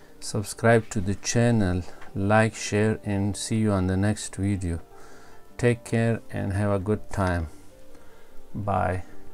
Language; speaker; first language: English; non-native, learner; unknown